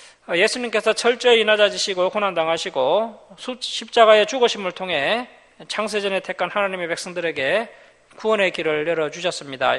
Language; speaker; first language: Korean; native; Korean